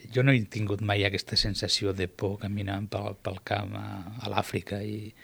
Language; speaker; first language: Catalan; non-native, local second language; Spanish